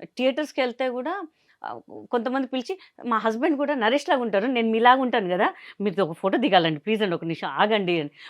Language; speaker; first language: Telugu; non-native, fluent; Hindi